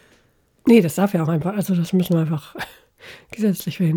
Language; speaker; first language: German; native; German